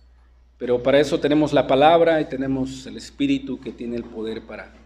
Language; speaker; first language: Spanish; native; Spanish